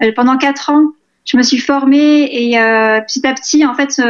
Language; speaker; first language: French; native; French